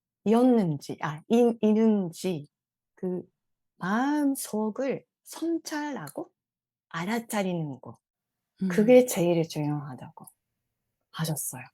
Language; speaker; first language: Korean; non-native, fluent; Japanese